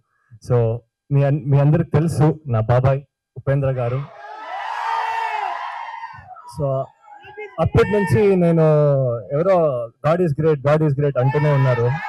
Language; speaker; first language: Telugu; non-native, learner; Kannada